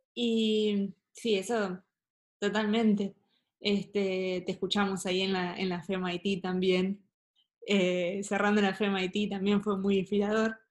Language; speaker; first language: Spanish; native; Spanish